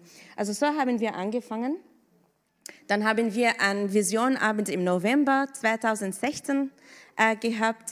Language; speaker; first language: German; non-native, fluent; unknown